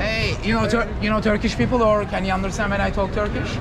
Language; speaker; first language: English; non-native, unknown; Turkish